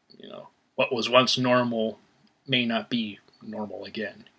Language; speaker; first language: English; native; English